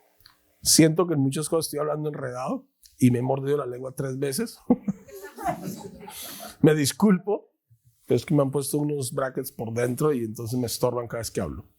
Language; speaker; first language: Spanish; native; Spanish